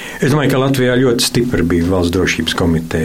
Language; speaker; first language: Latvian; native; Latvian